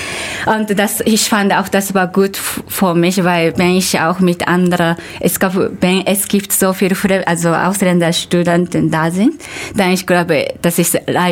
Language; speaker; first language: German; non-native, fluent; Japanese